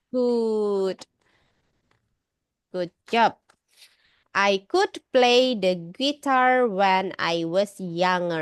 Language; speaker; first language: English; non-native, learner; Indonesian